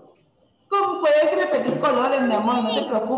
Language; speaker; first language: Spanish; native; Spanish